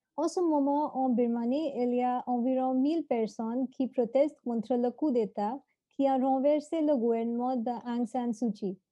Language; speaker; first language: French; non-native, fluent; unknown